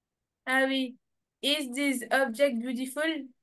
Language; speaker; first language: English; non-native, learner; French